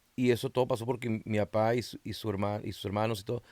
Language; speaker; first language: Spanish; early bilingual, heritage; Spanish